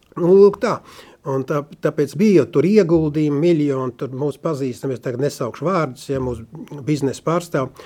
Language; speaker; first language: Latvian; native; Latvian